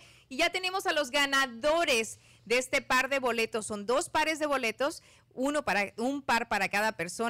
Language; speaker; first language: Spanish; native; Spanish